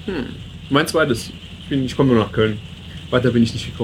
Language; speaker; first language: German; native; German